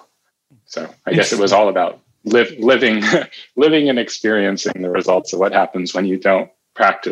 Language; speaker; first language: English; native; English